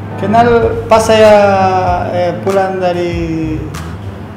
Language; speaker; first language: Indonesian; non-native, fluent; Spanish